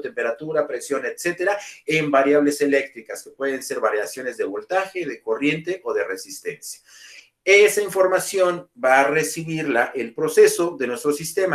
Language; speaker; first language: Spanish; native; Spanish